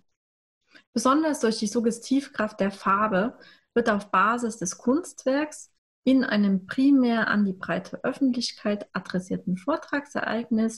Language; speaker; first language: German; native; German